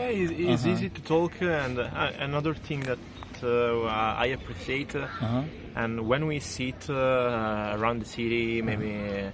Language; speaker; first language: English; non-native, learner; Italian